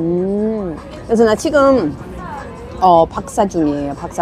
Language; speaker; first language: Korean; non-native, fluent; English